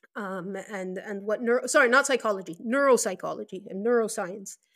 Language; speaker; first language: English; non-native, fluent; Spanish